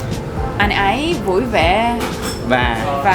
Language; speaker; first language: Vietnamese; non-native, learner; Russian